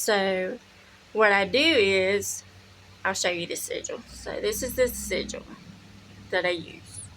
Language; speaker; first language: English; native; English